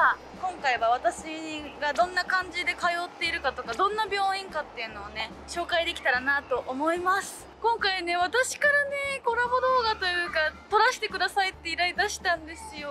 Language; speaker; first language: Japanese; native; Japanese